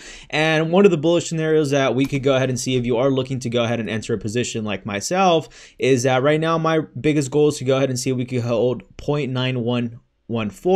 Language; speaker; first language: English; native; English